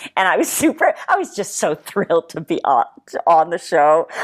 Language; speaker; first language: English; native; English